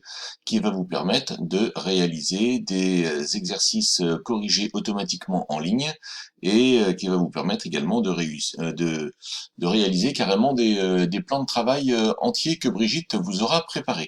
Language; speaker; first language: French; native; French